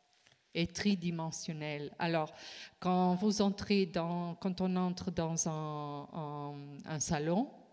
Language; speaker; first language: French; non-native, fluent; Portuguese